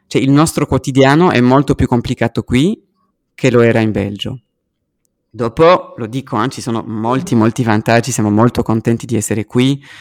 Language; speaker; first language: Italian; early bilingual, heritage; French